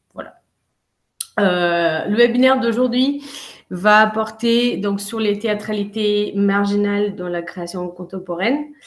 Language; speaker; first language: French; non-native, fluent; Portuguese